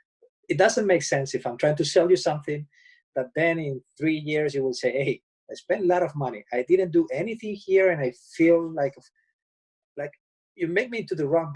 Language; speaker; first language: English; non-native, fluent; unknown